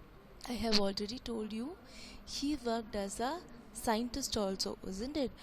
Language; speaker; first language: English; non-native, local second language; Tamil